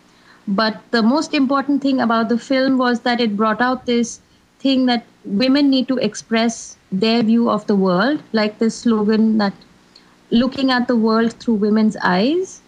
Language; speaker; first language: English; non-native, local second language; Hindi